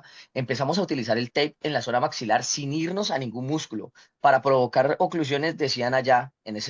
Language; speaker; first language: Spanish; native; Spanish